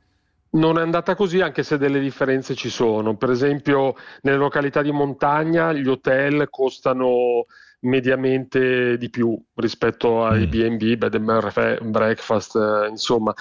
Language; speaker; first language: Italian; native; Italian